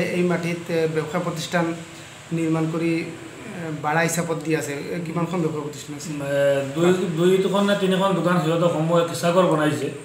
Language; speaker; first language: Assamese; non-native, local second language; Bangla